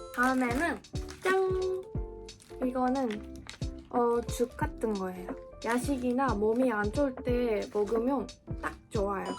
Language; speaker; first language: Korean; non-native, fluent; Japanese